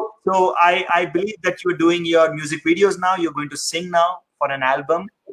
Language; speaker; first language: English; non-native, local second language; Hindi